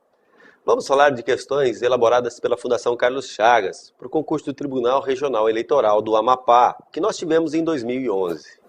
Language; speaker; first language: Portuguese; native; Portuguese